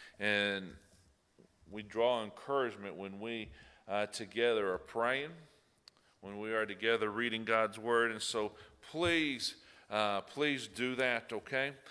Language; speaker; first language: English; native; English